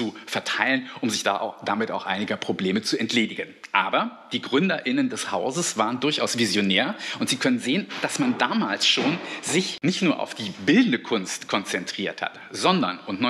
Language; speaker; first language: German; native; German